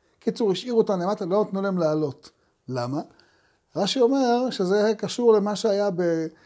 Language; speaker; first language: Hebrew; native; Hebrew